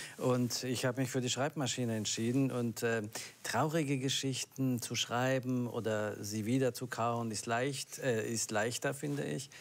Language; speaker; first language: German; early bilingual, other home language; Polish